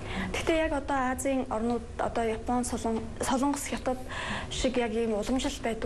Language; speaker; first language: Mongolian; native; Mongolian